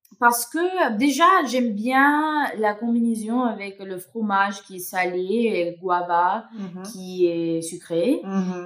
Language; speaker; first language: French; non-native, fluent; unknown